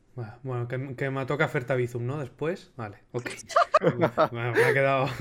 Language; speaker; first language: Spanish; non-native, local second language; Catalan